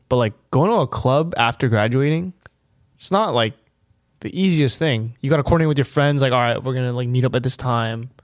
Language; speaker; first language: English; native; English